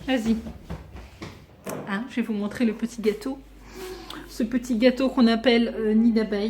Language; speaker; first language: French; native; French